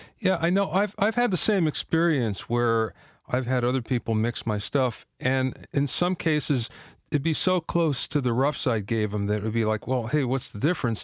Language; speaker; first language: English; native; English